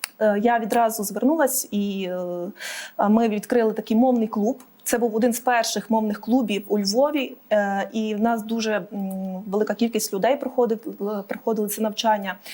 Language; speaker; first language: Ukrainian; native; Ukrainian